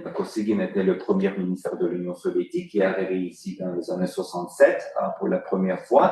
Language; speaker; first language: French; non-native, fluent; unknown